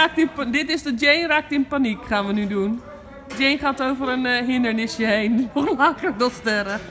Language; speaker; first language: Dutch; native; Dutch